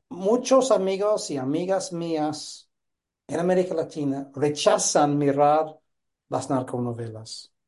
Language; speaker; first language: Spanish; non-native, fluent; English